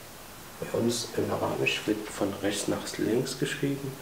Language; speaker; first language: German; non-native, fluent; Arabic